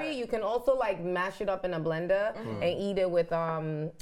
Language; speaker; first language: English; non-native, local second language; Akan